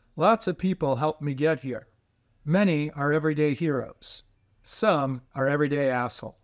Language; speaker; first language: English; native; English